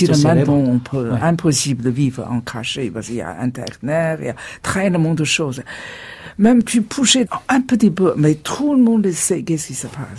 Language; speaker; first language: French; non-native, fluent; Chinese